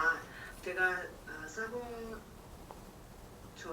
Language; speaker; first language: Korean; non-native, learner; English